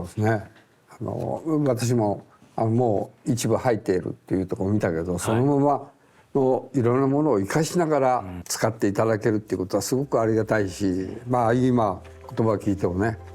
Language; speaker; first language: Japanese; native; Japanese